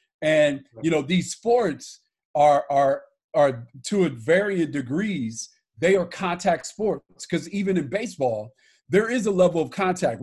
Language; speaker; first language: English; native; English